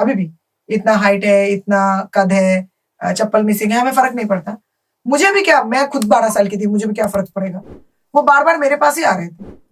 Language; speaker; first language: Hindi; non-native, local second language; Bangla